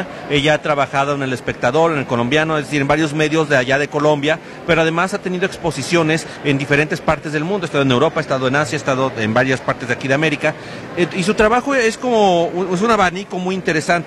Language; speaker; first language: Spanish; native; Spanish